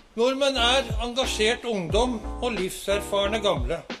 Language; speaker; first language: Norwegian; early bilingual, other home language; Polish